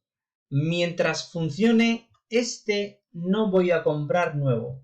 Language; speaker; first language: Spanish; non-native, fluent; Urdu